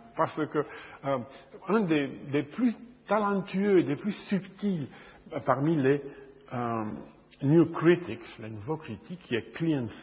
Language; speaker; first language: French; non-native, fluent; Romanian